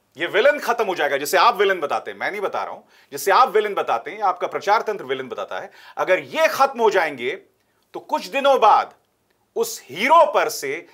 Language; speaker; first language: Hindi; native; Hindi